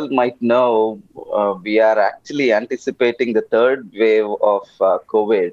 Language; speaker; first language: English; non-native, local second language; Telugu